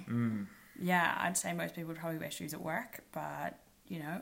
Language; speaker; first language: English; native; English